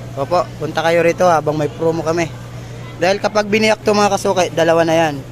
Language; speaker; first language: Filipino; native; Filipino